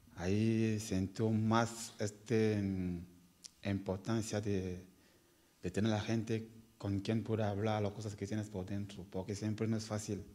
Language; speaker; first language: Spanish; non-native, learner; French